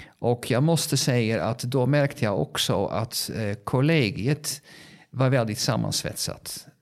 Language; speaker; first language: Swedish; non-native, fluent; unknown